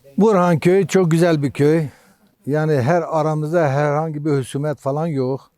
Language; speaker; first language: Turkish; native; Turkish